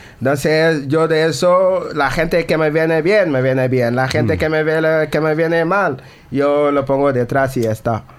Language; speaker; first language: Spanish; non-native, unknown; Wolof